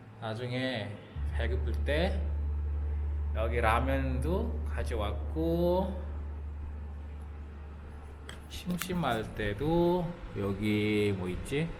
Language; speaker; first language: Korean; non-native, fluent; Malay